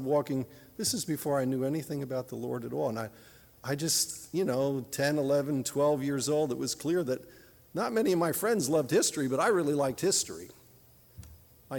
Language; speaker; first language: English; native; English